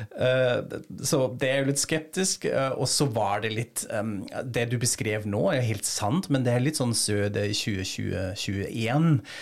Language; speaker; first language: Norwegian; non-native, fluent; German